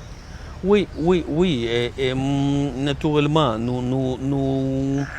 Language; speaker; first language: French; non-native, learner; Hebrew